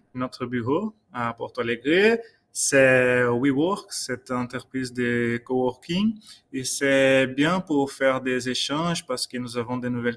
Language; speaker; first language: French; non-native, fluent; Portuguese